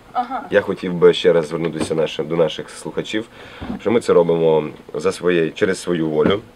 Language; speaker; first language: Ukrainian; non-native, local second language; Russian